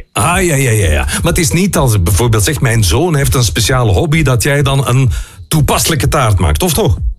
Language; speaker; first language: Dutch; native; Dutch